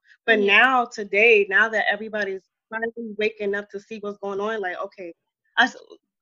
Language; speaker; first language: English; native; English